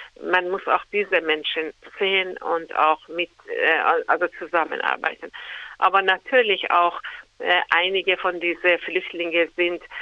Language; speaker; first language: German; non-native, fluent; Persian